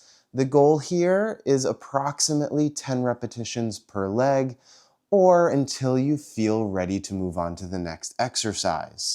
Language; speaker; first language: English; native; English